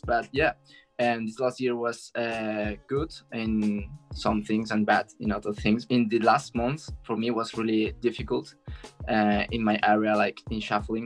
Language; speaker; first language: English; non-native, learner; Spanish